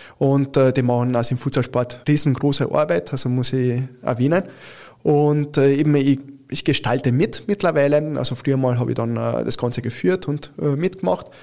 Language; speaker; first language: German; early bilingual, other home language; Italian